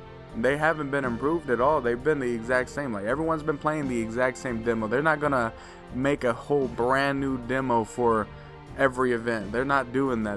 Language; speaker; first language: English; native; English